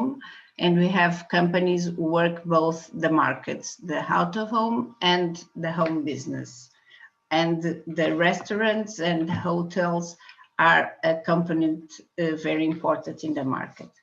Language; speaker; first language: English; non-native, fluent; Portuguese